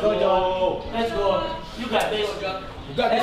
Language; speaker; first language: English; non-native, learner; Indonesian